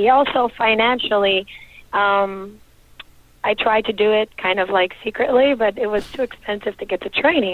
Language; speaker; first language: English; native; English